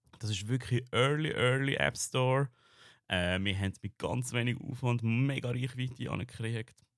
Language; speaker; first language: German; native; German